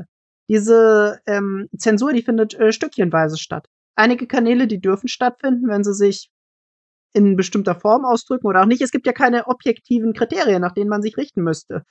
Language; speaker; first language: German; native; German